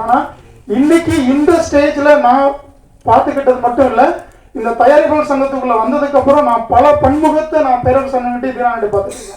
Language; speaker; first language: Tamil; native; Tamil